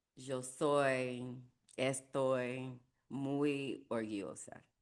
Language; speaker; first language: Spanish; non-native, learner; English